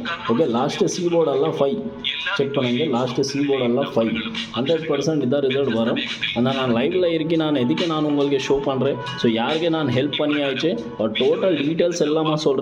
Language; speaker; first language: Tamil; non-native, learner; Kannada